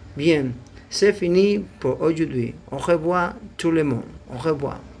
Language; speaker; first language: French; non-native, learner; Spanish